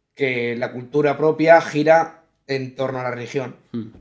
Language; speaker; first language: Spanish; native; Spanish